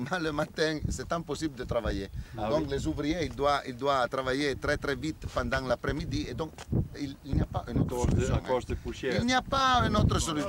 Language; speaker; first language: French; non-native, learner; Italian